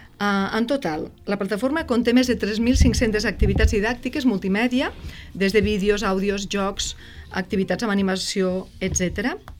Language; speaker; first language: Catalan; native; Catalan